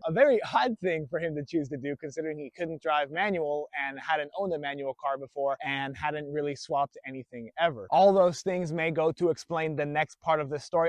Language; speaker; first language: English; native; English